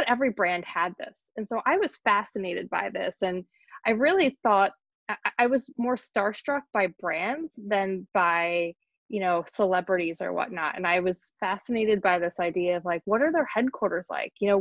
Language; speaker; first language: English; native; English